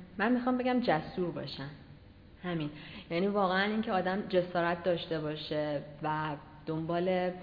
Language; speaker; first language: Persian; native; Persian